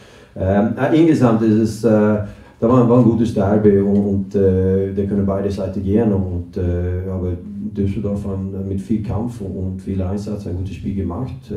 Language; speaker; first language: German; non-native, fluent; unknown